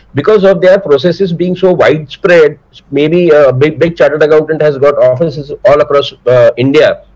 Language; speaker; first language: English; non-native, local second language; Marathi